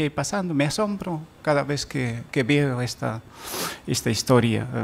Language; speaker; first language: Spanish; non-native, local second language; Quechua